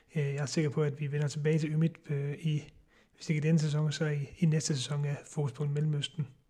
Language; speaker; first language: Danish; native; Danish